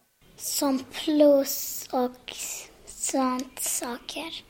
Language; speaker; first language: Swedish; early bilingual, other home language; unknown